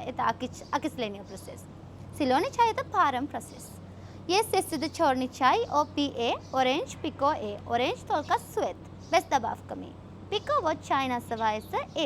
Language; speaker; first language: Russian; non-native, learner; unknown